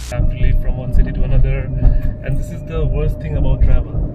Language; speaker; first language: English; non-native, local second language; Hindi